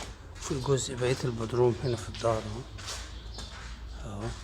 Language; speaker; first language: Arabic; native; Arabic